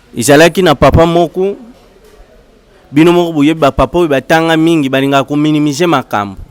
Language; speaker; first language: Lingala; non-native, local second language; Kongo